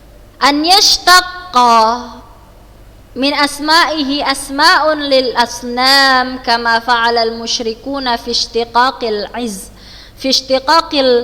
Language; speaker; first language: Arabic; non-native, fluent; Indonesian